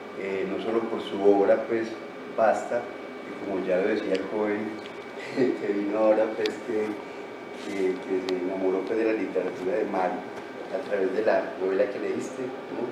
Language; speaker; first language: Spanish; native; Spanish